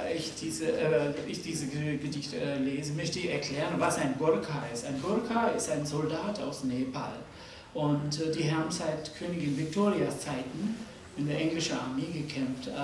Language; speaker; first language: German; non-native, fluent; Nepali